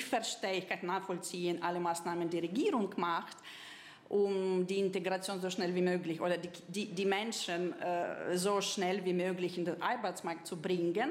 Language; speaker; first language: German; non-native, fluent; Ukrainian